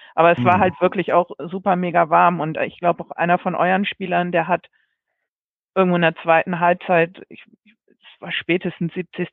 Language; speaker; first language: German; native; German